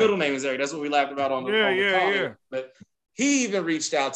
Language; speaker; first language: English; native; English